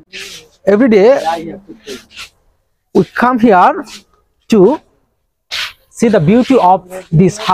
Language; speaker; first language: English; non-native, learner; Bangla